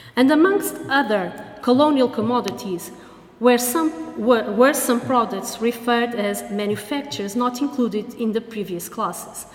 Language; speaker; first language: English; non-native, fluent; Portuguese